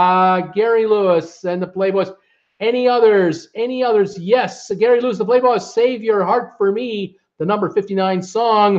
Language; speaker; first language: English; native; English